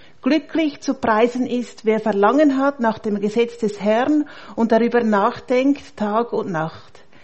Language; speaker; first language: German; native; German